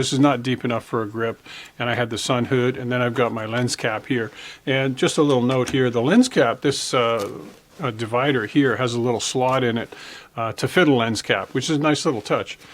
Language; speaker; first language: English; native; English